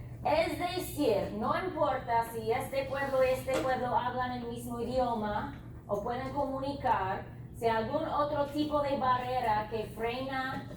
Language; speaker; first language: Spanish; non-native, fluent; English